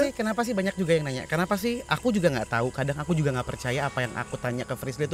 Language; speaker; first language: Indonesian; native; Indonesian